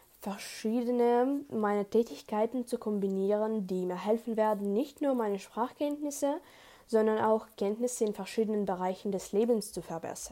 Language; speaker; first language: German; non-native, learner; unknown